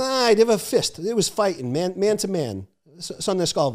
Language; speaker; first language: English; native; English